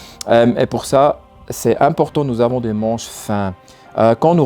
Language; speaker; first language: French; non-native, learner; German